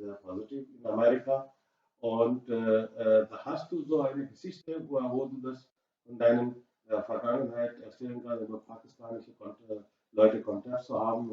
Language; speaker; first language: German; non-native, learner; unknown